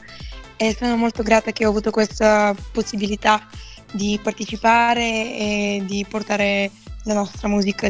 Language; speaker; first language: Italian; non-native, fluent; Bulgarian